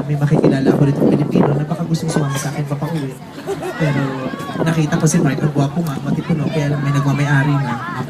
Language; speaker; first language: Filipino; native; Filipino